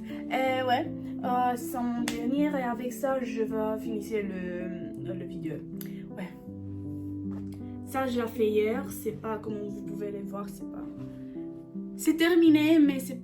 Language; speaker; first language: French; non-native, learner; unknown